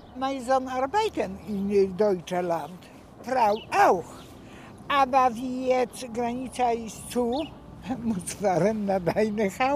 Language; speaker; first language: German; non-native, learner; Polish